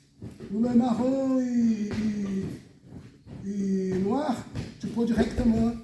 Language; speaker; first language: French; non-native, fluent; Portuguese